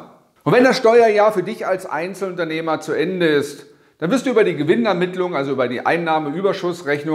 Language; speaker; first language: German; native; German